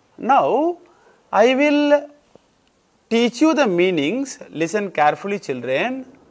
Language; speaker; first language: English; non-native, local second language; Tamil